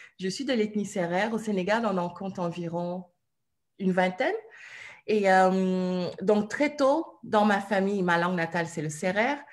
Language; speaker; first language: French; non-native, local second language; Wolof